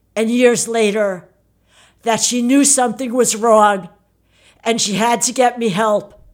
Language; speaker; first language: English; early bilingual, other home language; Italian